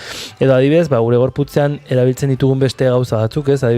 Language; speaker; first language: Basque; native; Basque